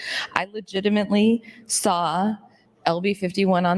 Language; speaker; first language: English; native; English